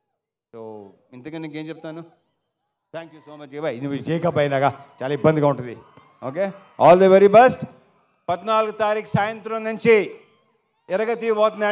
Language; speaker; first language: Telugu; native; Telugu